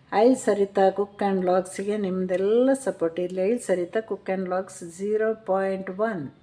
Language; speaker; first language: Kannada; non-native, local second language; Malayalam